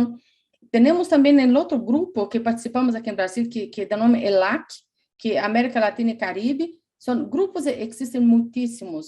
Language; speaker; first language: Spanish; non-native, fluent; Portuguese